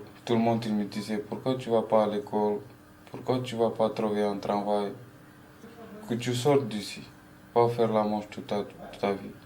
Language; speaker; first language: French; early bilingual, other home language; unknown